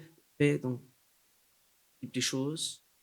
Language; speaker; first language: French; non-native, local second language; English